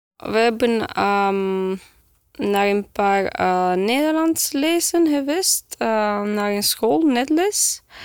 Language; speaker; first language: Dutch; non-native, learner; Romanian